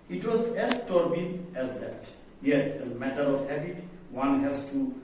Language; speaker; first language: English; non-native, local second language; Bangla